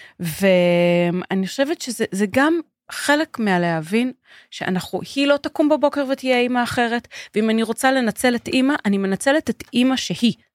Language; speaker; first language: Hebrew; native; Hebrew